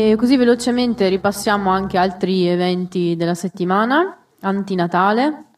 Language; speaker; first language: Italian; native; Italian